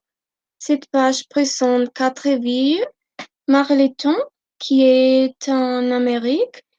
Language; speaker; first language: French; non-native, learner; Spanish